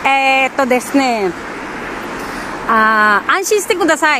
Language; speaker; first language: Japanese; non-native, learner; Filipino